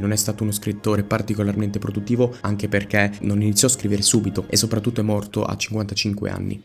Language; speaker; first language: Italian; native; Italian